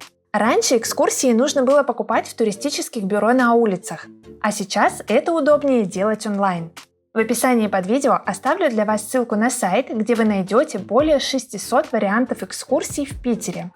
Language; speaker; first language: Russian; native; Russian